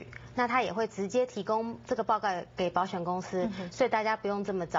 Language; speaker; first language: Chinese; native; Chinese